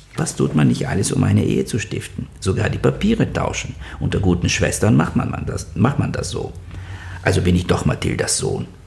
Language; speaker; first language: German; non-native, fluent; Bulgarian